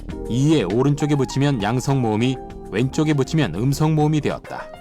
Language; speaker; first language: Korean; native; Korean